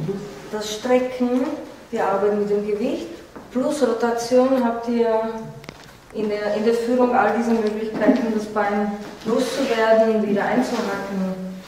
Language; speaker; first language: German; native; German